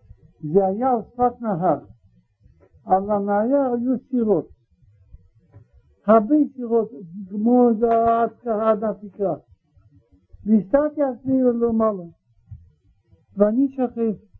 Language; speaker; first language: Hebrew; non-native, learner; Russian